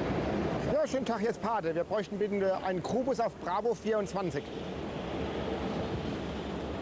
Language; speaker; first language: German; native; German